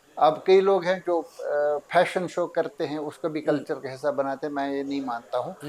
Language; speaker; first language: Hindi; non-native, local second language; Kashmiri